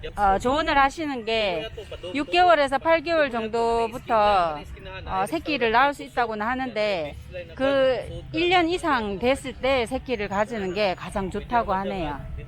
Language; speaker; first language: Korean; native; Korean